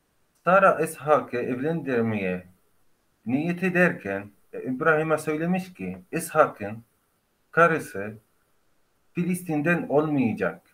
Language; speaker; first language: Turkish; non-native, fluent; Arabic